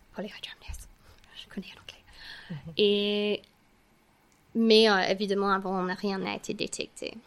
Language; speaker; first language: French; non-native, fluent; English